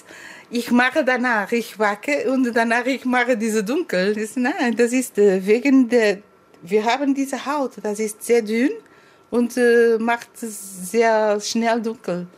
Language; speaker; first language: German; non-native, learner; Portuguese